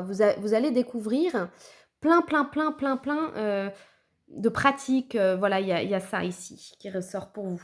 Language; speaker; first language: French; native; French